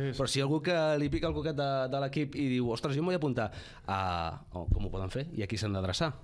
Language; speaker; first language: Catalan; native; Catalan